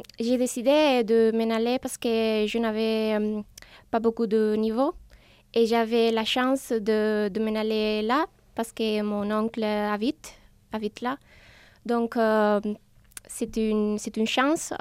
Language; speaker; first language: French; non-native, fluent; Spanish